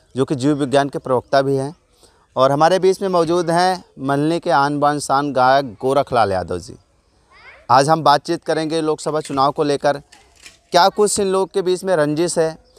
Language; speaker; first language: Hindi; native; Hindi